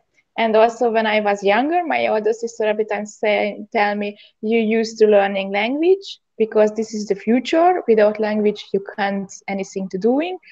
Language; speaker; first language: English; non-native, learner; Hungarian